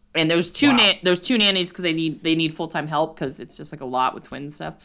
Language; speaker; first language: English; native; English